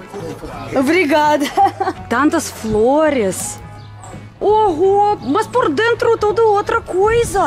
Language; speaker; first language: Portuguese; non-native, fluent; Russian